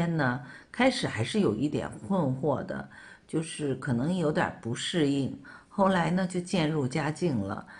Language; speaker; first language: Chinese; native; Chinese